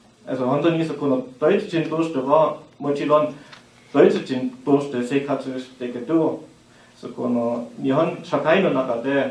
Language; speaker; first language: Japanese; non-native, learner; German